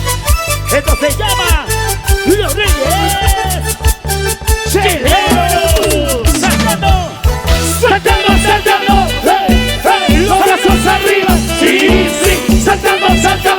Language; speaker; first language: Spanish; native; Spanish